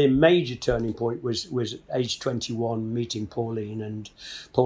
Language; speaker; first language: English; native; English